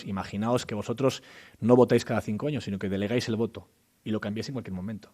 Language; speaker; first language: Spanish; native; Spanish